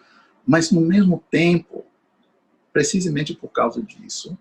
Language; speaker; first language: Portuguese; non-native, fluent; English